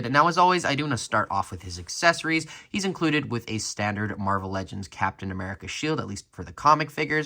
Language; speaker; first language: English; native; English